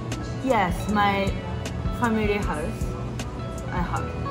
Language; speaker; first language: English; non-native, learner; Japanese